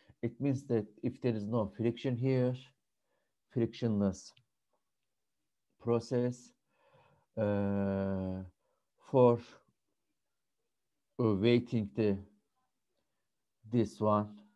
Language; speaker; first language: English; non-native, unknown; Turkish